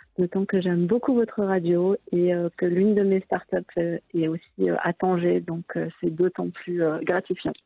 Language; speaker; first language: French; early bilingual, other home language; Arabic